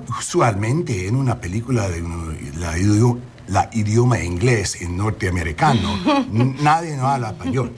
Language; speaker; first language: Spanish; early bilingual, heritage; Spanish